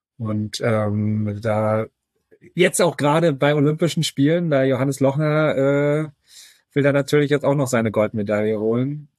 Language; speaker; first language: German; native; German